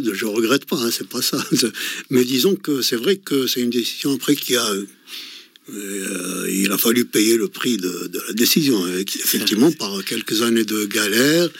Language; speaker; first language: French; non-native, local second language; Kabyle